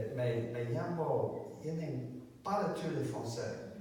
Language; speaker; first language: French; non-native, learner; English